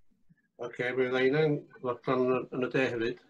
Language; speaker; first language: Welsh; native; Welsh